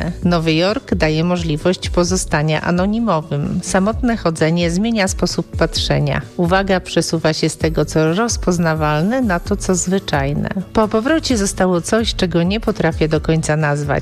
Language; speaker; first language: Polish; native; Polish